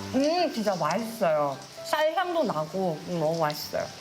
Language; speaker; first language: Korean; non-native, fluent; Indonesian